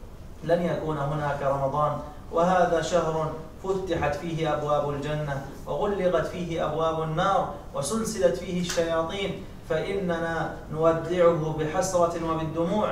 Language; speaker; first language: Arabic; native; Arabic